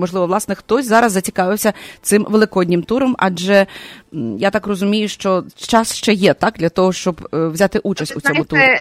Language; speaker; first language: Ukrainian; native; Ukrainian